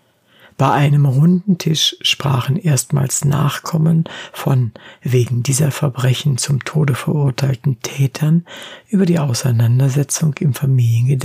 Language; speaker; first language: German; native; German